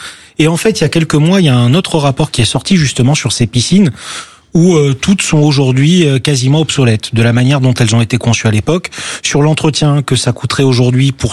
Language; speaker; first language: French; native; French